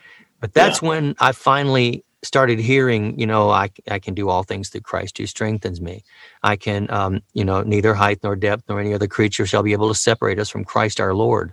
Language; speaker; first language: English; native; English